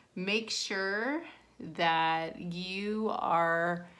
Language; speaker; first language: English; native; English